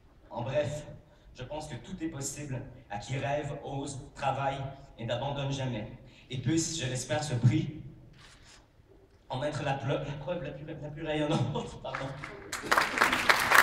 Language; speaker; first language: French; native; French